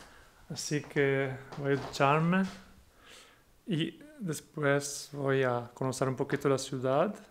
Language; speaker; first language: Spanish; non-native, fluent; Portuguese